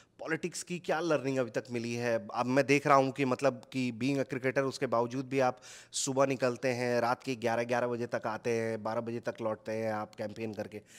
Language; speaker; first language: Hindi; native; Hindi